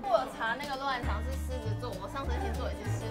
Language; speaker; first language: Chinese; native; Chinese